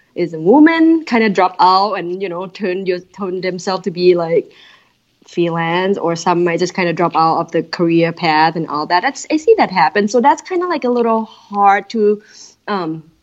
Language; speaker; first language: English; non-native, fluent; Thai